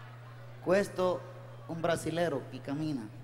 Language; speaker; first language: Italian; non-native, learner; Spanish